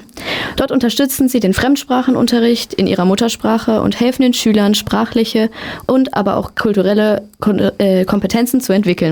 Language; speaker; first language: German; native; German